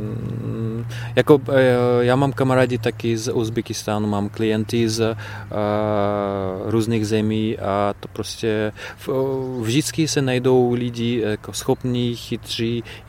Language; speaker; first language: Czech; non-native, fluent; Russian